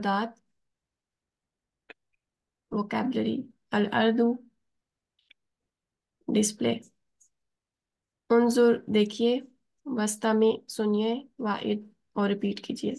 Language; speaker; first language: Urdu; native; Urdu